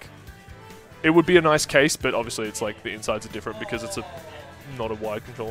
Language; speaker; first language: English; native; English